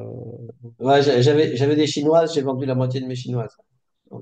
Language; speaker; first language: French; native; French